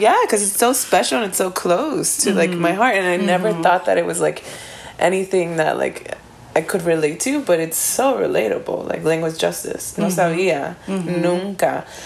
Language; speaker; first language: English; early bilingual, other home language; Spanish